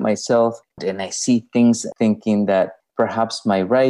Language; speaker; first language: English; non-native, fluent; Spanish